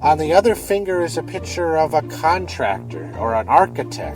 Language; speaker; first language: English; native; English